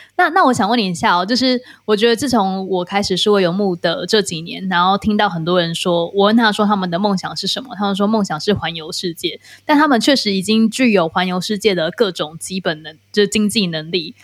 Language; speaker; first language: Chinese; native; Chinese